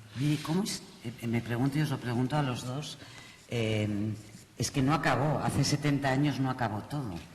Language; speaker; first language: Spanish; native; Spanish